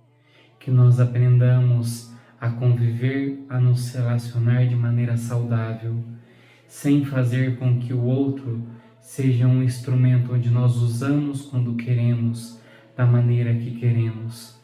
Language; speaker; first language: Portuguese; native; Portuguese